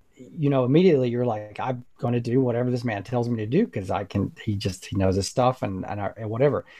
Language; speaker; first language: English; native; English